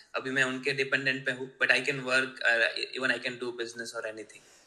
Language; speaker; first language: Hindi; non-native, local second language; Gujarati